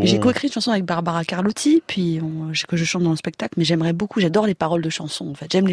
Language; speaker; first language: French; native; French